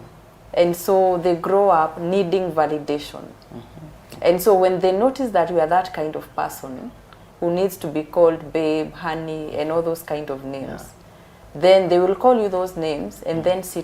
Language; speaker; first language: English; non-native, local second language; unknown